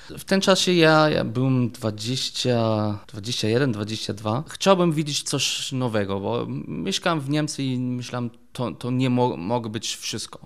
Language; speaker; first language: Polish; non-native, learner; German